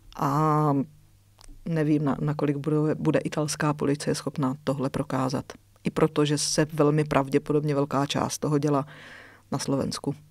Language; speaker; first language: Czech; native; Czech